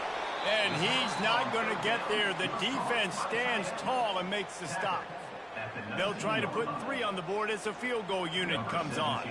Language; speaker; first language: English; native; English